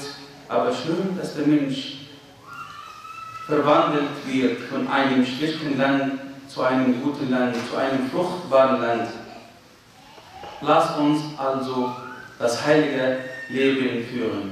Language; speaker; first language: German; non-native, fluent; Arabic